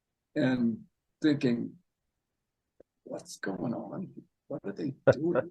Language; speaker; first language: English; native; English